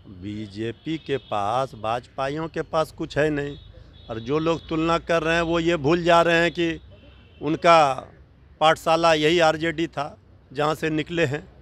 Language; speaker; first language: Hindi; native; Hindi